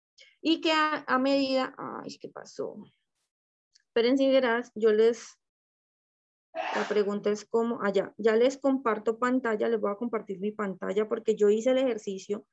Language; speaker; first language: Spanish; native; Spanish